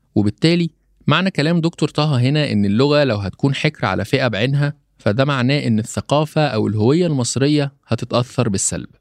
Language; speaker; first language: Arabic; native; Arabic